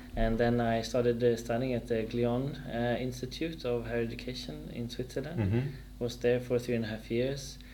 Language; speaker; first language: English; non-native, fluent; Swedish